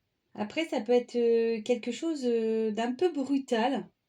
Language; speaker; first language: French; native; French